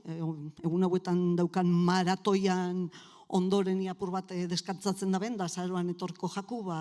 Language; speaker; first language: Basque; native; Basque